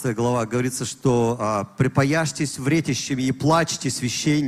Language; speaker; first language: Russian; native; Russian